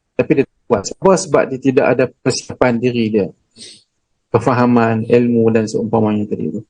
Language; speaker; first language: Malay; native; Malay